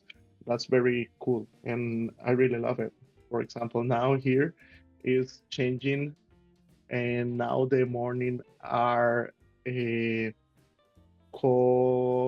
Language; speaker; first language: English; non-native, learner; Spanish